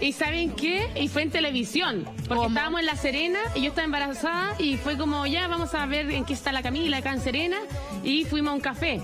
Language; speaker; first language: Spanish; native; Spanish